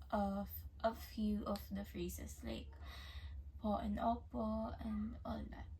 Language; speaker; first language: English; native; English